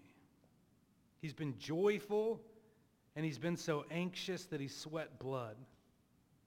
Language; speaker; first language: English; native; English